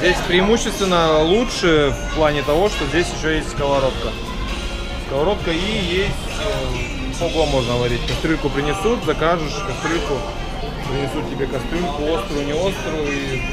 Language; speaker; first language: Russian; native; Russian